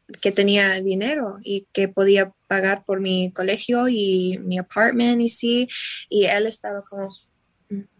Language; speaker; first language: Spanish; non-native, learner; English